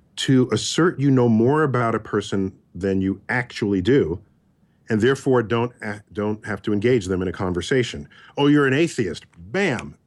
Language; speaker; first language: English; native; English